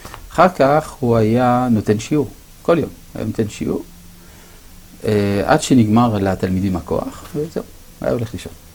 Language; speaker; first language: Hebrew; non-native, fluent; French